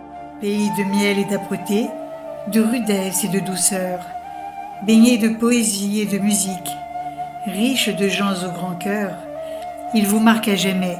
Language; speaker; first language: French; native; French